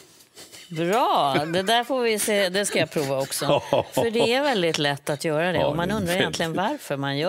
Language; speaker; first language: Swedish; native; Swedish